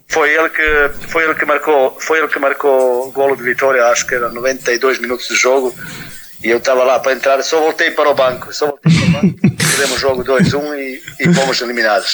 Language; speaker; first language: Portuguese; non-native, fluent; Serbian